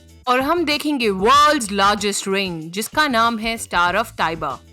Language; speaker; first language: Hindi; native; Hindi